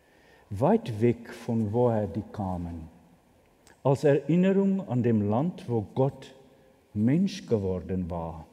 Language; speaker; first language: German; non-native, fluent; Afrikaans